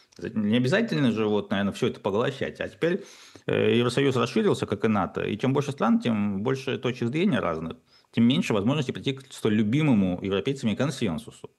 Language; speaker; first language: Russian; native; Russian